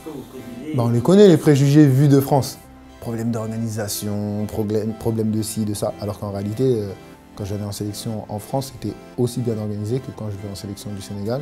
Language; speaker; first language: French; native; French